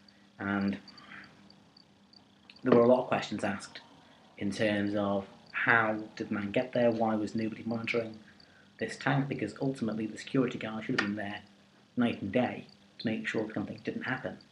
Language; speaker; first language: English; native; English